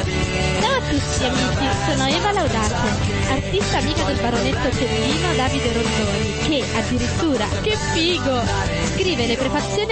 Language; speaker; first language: Italian; native; Italian